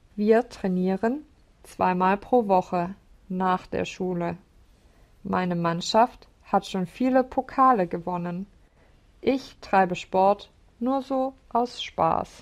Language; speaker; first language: German; non-native, learner; English